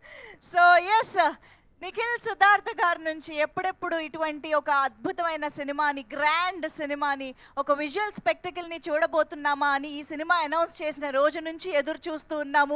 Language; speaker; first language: Telugu; native; Telugu